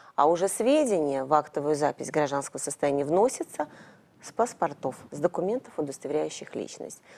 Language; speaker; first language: Russian; native; Russian